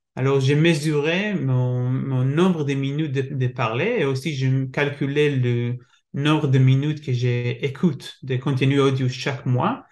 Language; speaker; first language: French; non-native, learner; Hebrew